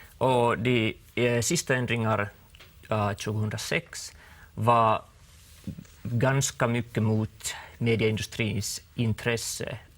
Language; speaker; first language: Swedish; non-native, local second language; Finnish